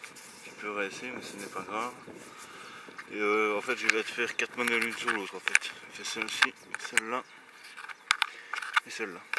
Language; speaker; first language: French; native; French